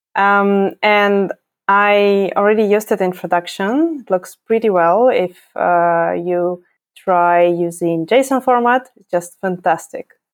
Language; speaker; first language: English; non-native, fluent; Ukrainian